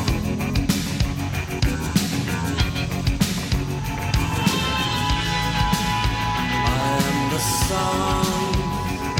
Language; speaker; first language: English; native; English